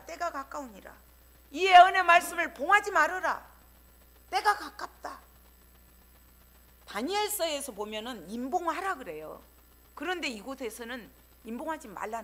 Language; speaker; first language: Korean; native; Korean